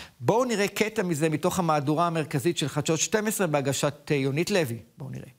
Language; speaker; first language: Hebrew; native; Hebrew